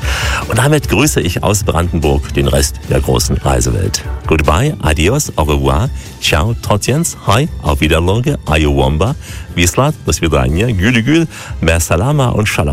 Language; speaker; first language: German; native; German